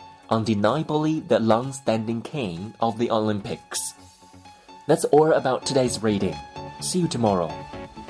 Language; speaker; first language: English; non-native, fluent; Chinese